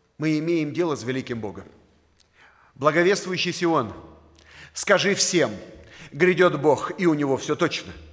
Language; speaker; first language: Russian; native; Russian